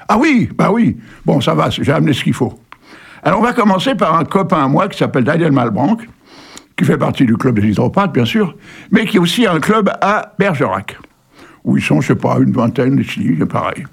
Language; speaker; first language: French; native; French